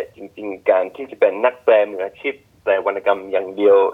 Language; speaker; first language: Thai; non-native, fluent; English